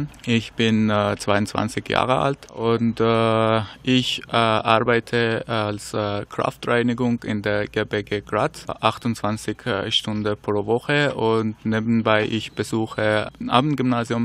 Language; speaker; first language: German; non-native, learner; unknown